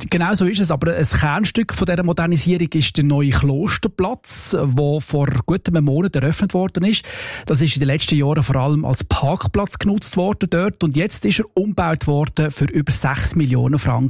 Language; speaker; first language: German; native; German